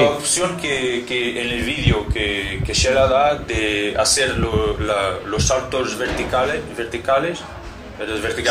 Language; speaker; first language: Spanish; non-native, learner; Portuguese